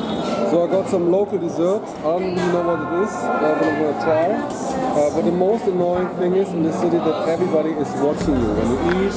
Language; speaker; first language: English; non-native, fluent; German